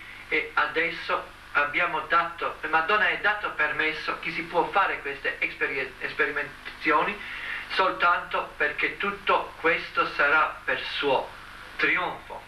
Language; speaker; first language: Italian; non-native, learner; Croatian